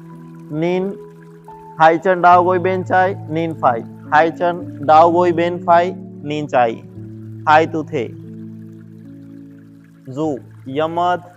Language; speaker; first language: Vietnamese; non-native, learner; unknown